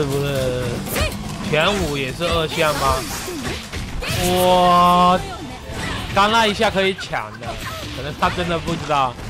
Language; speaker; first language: Chinese; native; Chinese